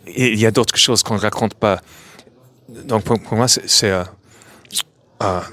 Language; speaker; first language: French; non-native, fluent; English